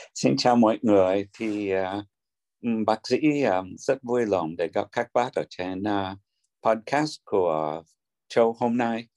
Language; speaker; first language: Vietnamese; non-native, learner; English